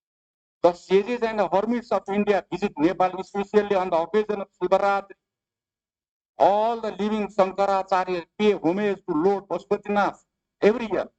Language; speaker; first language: English; non-native, fluent; Nepali